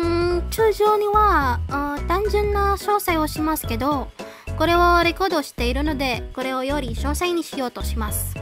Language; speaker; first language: Japanese; non-native, learner; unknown